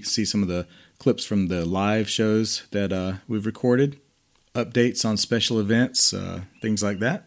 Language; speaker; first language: English; native; English